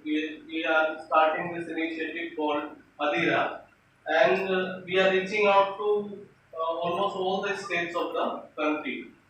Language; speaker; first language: English; non-native, local second language; Bangla